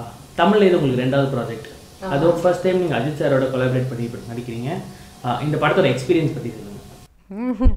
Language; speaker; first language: Tamil; native; Tamil